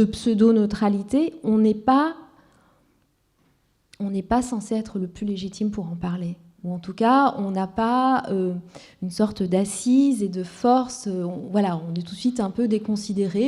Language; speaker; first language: French; non-native, local second language; Kinyarwanda